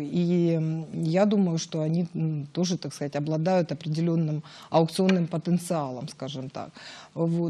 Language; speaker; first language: Russian; native; Russian